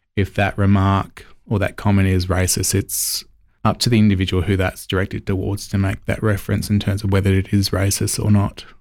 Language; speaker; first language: English; native; English